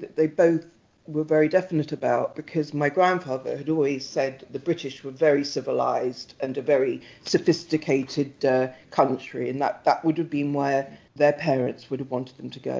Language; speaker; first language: English; native; English